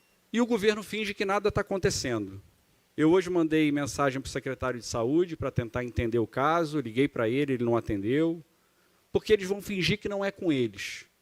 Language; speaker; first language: Portuguese; native; Portuguese